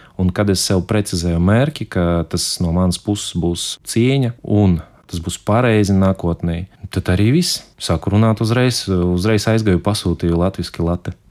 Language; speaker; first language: Latvian; non-native, local second language; Russian